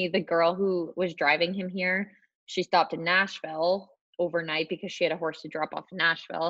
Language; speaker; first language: English; native; English